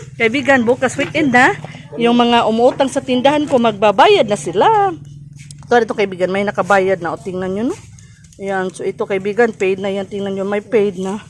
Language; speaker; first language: Filipino; non-native, local second language; Cebuano